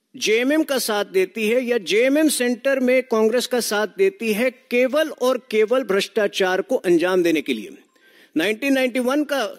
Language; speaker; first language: Hindi; native; Hindi